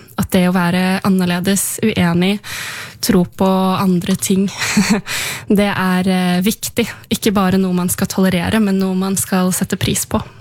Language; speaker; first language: Norwegian; native; Norwegian